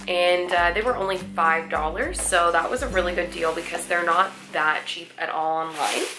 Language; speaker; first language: English; native; English